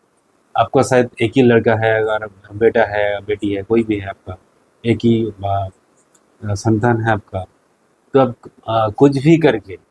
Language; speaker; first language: Hindi; non-native, local second language; Bangla